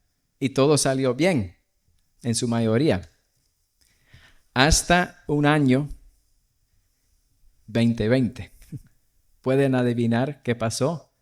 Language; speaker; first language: Spanish; non-native, fluent; English